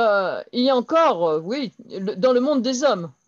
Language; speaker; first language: French; non-native, fluent; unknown